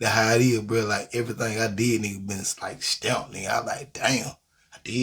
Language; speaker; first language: English; native; English